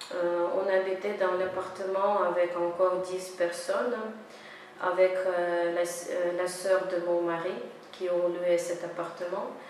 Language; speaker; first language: French; non-native, fluent; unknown